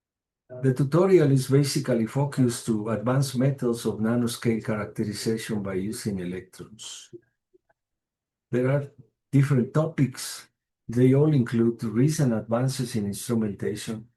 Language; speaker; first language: English; non-native, fluent; Spanish